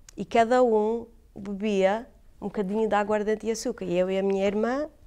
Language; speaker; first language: Portuguese; early bilingual, heritage; English